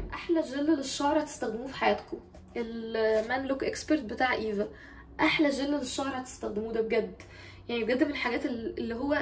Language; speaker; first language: Arabic; native; Arabic